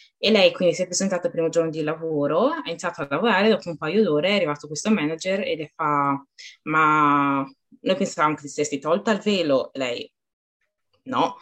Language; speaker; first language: Italian; early bilingual, other home language; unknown